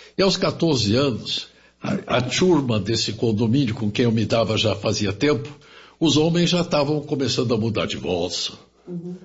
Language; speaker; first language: Portuguese; early bilingual, other home language; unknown